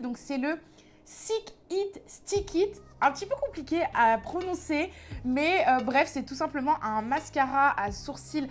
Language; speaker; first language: French; native; French